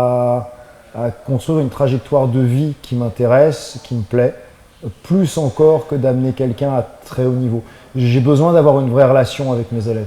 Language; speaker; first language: French; native; French